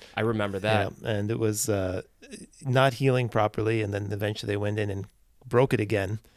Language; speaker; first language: English; native; English